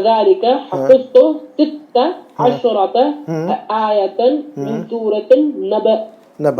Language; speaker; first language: Arabic; non-native, learner; Urdu